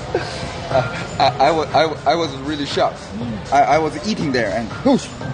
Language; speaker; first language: English; non-native, learner; Korean